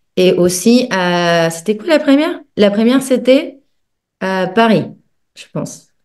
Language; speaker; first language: French; non-native, fluent; Spanish